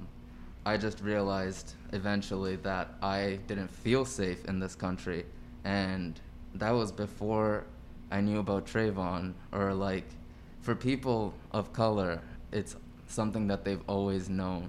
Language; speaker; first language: English; native; English